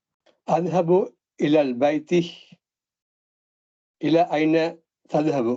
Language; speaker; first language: Arabic; non-native, learner; Tamil